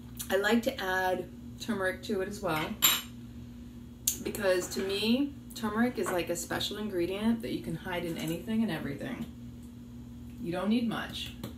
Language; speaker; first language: English; early bilingual, other home language; Italian